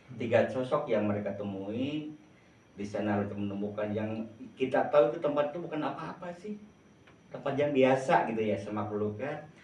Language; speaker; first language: Indonesian; non-native, local second language; Sundanese